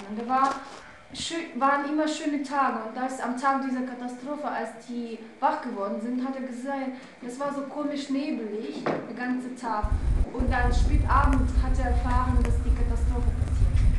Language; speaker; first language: German; non-native, fluent; Russian